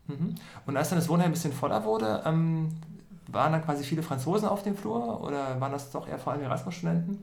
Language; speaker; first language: German; native; German